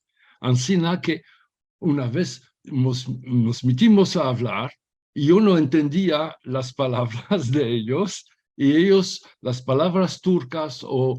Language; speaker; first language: Spanish; early bilingual, heritage; Ladino